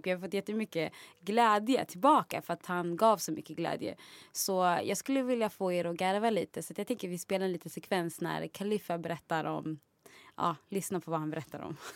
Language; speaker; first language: Swedish; native; Swedish